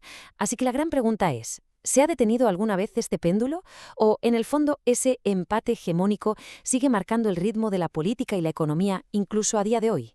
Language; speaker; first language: Spanish; native; Spanish